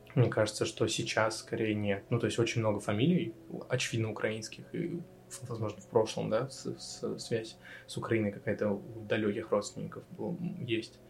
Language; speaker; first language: Russian; native; Russian